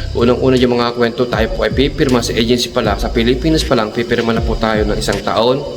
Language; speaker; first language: Filipino; native; Filipino